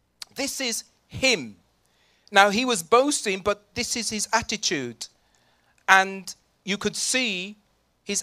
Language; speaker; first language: English; native; English